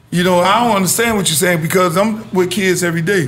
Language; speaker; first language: English; native; English